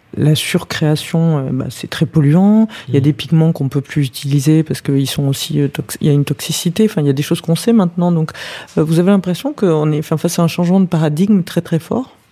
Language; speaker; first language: French; native; French